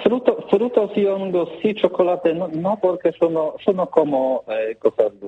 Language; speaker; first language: Spanish; non-native, learner; Polish